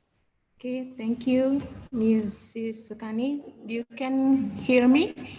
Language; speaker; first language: English; non-native, learner; Indonesian